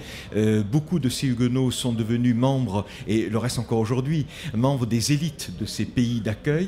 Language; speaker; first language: French; native; French